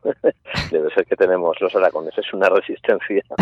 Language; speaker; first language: Spanish; native; Spanish